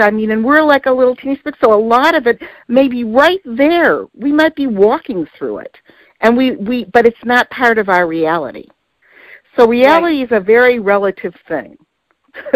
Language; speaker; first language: English; native; English